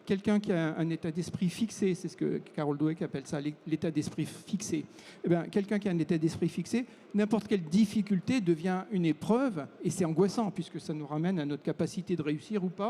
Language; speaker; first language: French; native; French